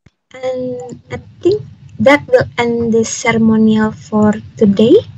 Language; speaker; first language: English; non-native, fluent; Indonesian